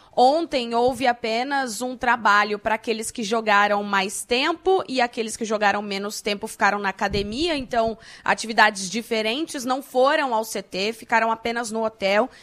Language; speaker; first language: Portuguese; native; Portuguese